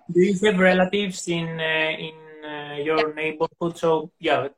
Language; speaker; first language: English; non-native, fluent; Greek